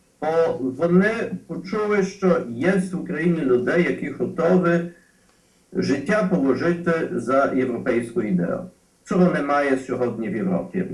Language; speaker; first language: Ukrainian; non-native, fluent; Polish